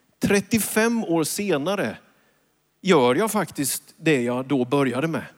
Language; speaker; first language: Swedish; native; Swedish